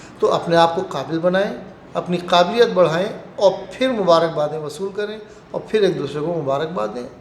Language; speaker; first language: Urdu; native; Urdu